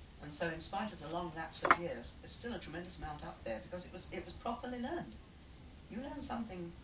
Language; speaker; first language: English; native; English